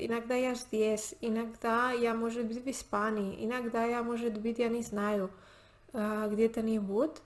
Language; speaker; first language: Russian; non-native, learner; Spanish